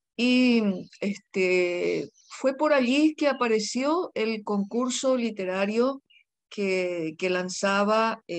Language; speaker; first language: Spanish; non-native, local second language; Guarani